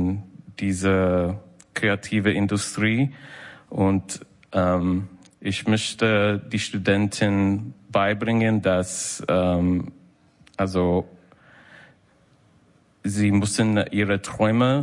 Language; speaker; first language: German; non-native, learner; English